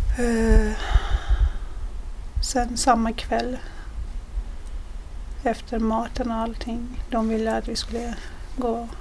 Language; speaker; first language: Swedish; non-native, fluent; Persian